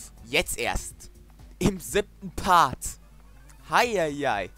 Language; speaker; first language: German; native; German